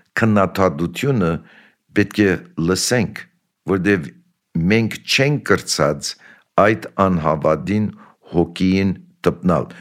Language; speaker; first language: Armenian; early bilingual, heritage; Armenian